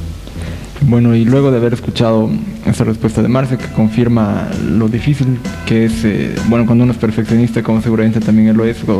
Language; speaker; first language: Spanish; native; Spanish